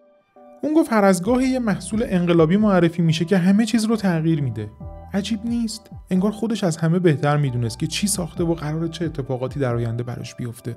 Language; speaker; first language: Persian; native; Persian